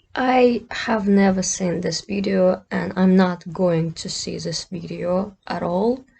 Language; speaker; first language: English; non-native, fluent; Kazakh